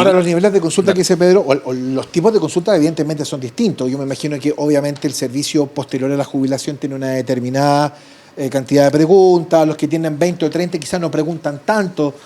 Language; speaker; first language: Spanish; native; Spanish